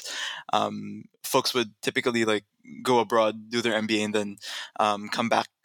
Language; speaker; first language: English; non-native, local second language; Filipino